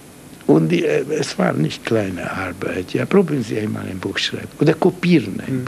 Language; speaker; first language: German; non-native, fluent; Hungarian